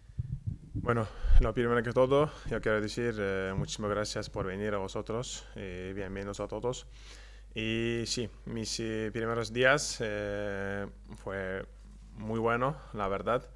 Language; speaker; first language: Spanish; non-native, learner; Turkish